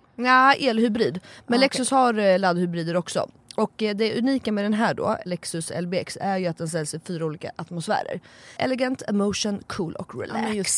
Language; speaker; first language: Swedish; native; Swedish